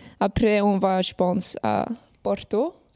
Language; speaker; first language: French; non-native, local second language; Dutch